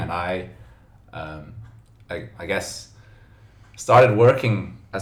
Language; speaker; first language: English; native; English